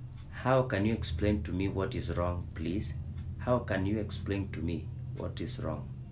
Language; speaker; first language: English; non-native, local second language; Swahili